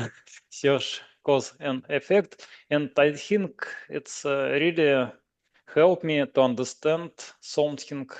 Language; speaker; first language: English; non-native, learner; Russian